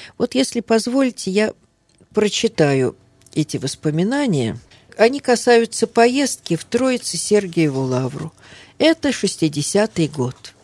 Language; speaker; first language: Russian; early bilingual, heritage; Russian